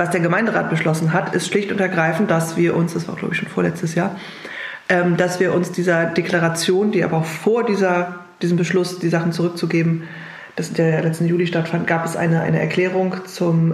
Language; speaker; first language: German; native; German